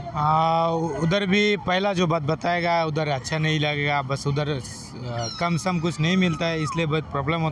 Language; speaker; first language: Hindi; non-native, learner; Bangla